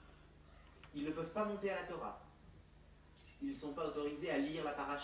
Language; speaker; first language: French; native; French